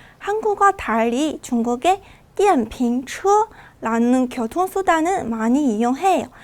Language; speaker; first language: Korean; non-native, fluent; Chinese